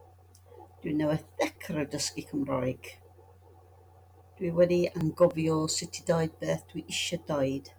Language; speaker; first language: Welsh; non-native, learner; English